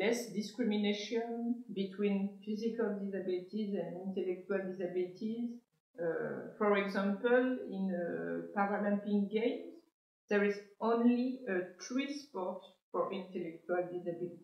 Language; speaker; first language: English; non-native, learner; French